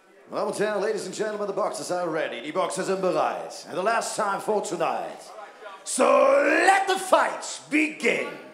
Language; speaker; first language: English; non-native, fluent; German